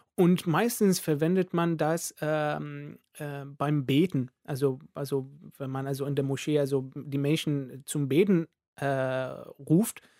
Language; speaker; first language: German; non-native, fluent; Arabic